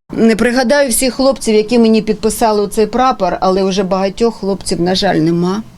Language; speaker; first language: Ukrainian; non-native, local second language; Russian